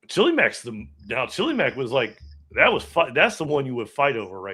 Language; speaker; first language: English; native; English